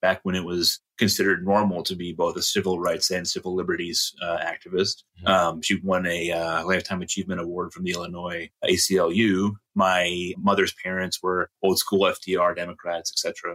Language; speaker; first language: English; native; English